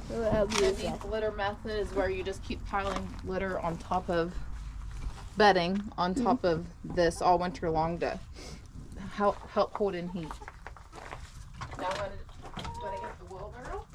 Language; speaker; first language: English; native; English